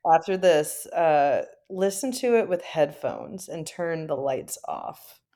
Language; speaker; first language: English; native; English